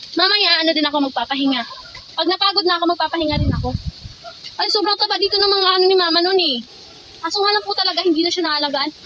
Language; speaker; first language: Filipino; non-native, local second language; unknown